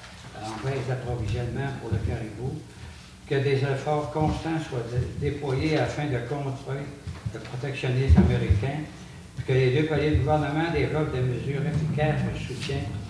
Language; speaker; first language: French; native; French